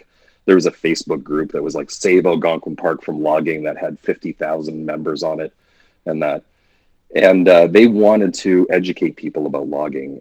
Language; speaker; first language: English; native; English